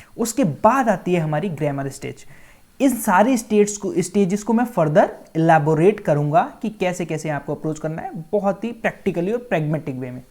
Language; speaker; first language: Hindi; native; Hindi